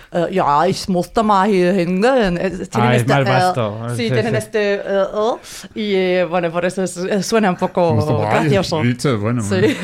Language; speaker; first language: Spanish; non-native, fluent; German